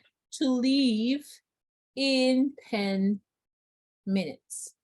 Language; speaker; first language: English; non-native, learner; Spanish